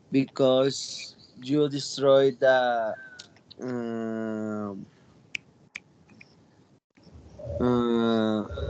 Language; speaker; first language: English; non-native, learner; Spanish